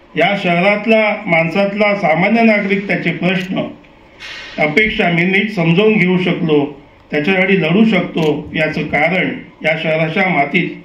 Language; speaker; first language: Marathi; native; Marathi